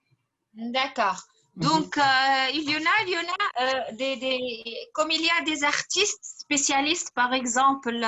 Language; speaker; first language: French; non-native, fluent; Arabic